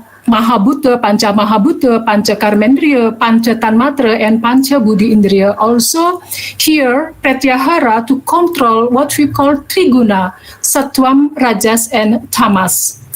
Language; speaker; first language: English; non-native, learner; Balinese